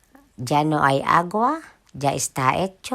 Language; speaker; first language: Spanish; non-native, learner; Filipino